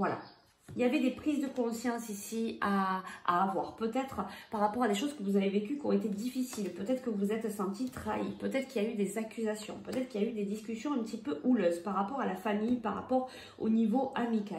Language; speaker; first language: French; native; French